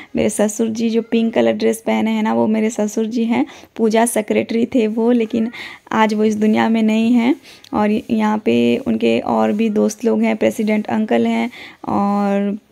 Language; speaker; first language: Hindi; non-native, local second language; Odia